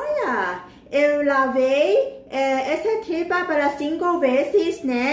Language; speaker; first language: Portuguese; non-native, learner; Thai